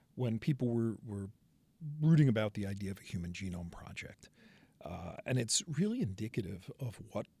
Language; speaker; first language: English; native; English